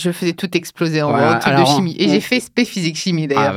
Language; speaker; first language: French; native; French